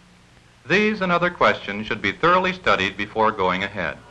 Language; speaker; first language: English; native; English